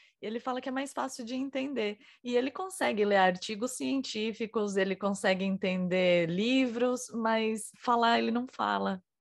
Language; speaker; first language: Portuguese; native; Portuguese